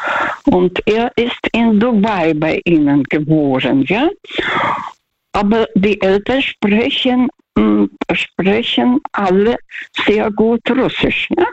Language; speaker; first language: German; non-native, fluent; Russian